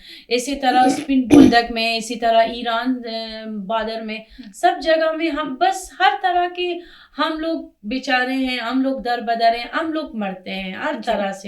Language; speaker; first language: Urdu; non-native, fluent; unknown